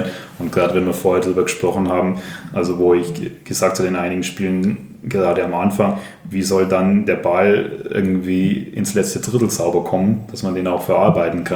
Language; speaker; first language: German; native; German